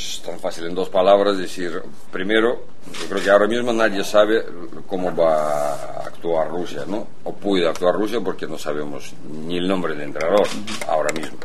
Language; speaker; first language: Spanish; non-native, fluent; Russian